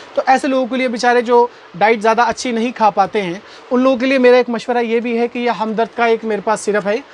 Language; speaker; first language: Hindi; native; Hindi